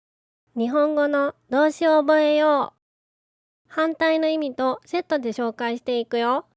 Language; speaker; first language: Japanese; native; Japanese